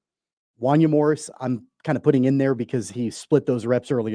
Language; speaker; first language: English; native; English